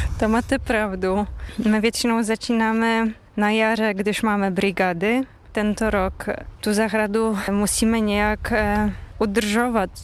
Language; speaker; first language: Czech; non-native, fluent; Polish